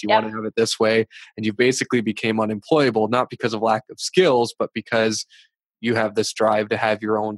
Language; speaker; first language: English; native; English